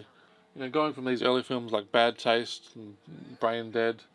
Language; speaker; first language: English; native; English